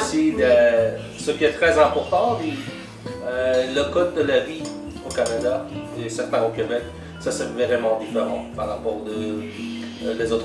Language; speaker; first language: French; non-native, learner; Persian